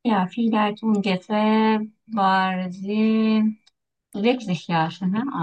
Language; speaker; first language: German; non-native, learner; Turkish